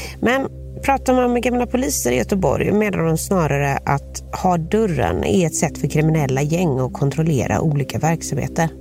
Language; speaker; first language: Swedish; native; Swedish